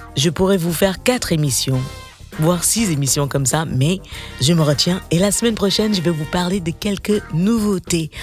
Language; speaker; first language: French; non-native, fluent; English